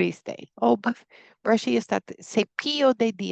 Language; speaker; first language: Spanish; non-native, fluent; English